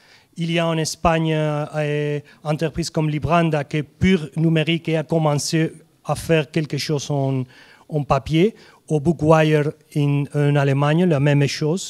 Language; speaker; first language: French; non-native, fluent; Spanish